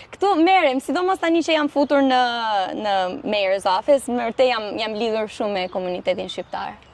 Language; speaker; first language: Albanian; early bilingual, heritage; Albanian